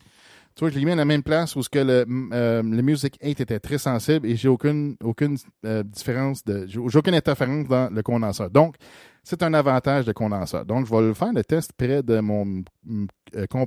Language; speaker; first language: French; native; French